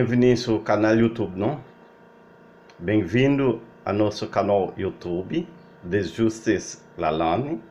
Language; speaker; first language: Portuguese; non-native, learner; Haitian Creole